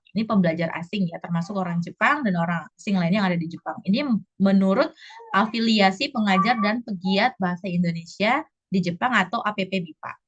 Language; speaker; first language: Indonesian; native; Indonesian